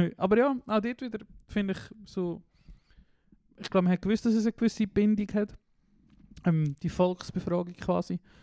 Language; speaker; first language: German; native; German